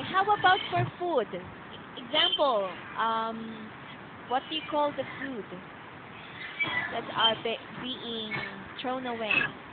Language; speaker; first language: English; non-native, local second language; Filipino